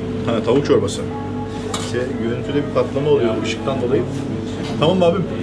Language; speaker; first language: Turkish; native; Turkish